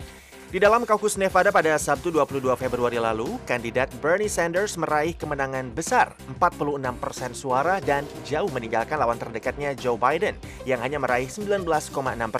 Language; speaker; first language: Indonesian; native; Indonesian